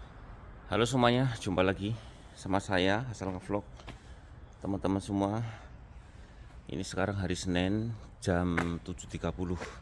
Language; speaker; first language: Indonesian; non-native, local second language; Javanese